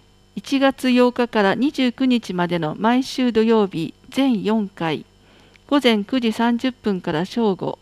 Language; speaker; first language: Japanese; native; Japanese